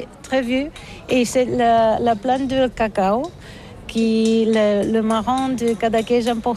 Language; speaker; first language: French; non-native, learner; Catalan